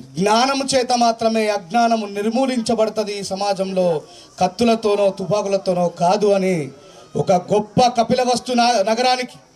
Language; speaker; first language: Telugu; native; Telugu